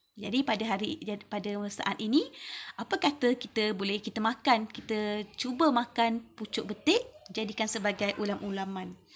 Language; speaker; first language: Malay; native; Malay